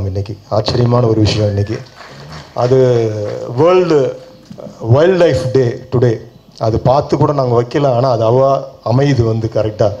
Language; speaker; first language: Tamil; native; Tamil